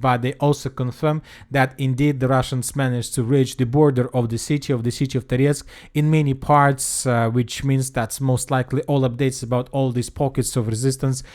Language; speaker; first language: English; non-native, fluent; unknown